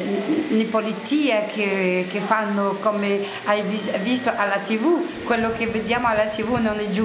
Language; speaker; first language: Italian; non-native, fluent; Arabic